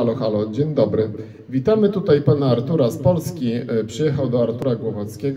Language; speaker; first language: Polish; native; Polish